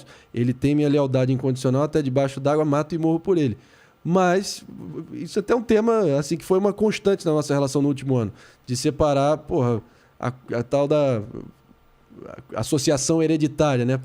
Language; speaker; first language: Portuguese; native; Portuguese